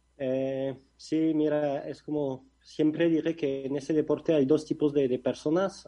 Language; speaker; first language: Spanish; non-native, fluent; French